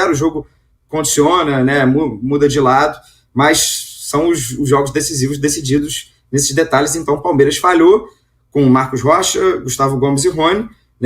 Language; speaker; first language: Portuguese; native; Portuguese